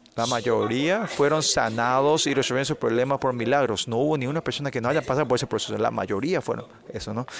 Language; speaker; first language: Spanish; non-native, fluent; Korean